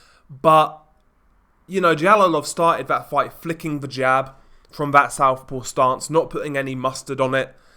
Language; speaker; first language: English; native; English